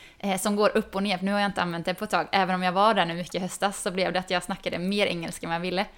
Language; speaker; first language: Swedish; native; Swedish